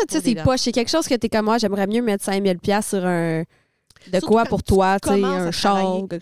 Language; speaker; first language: French; native; French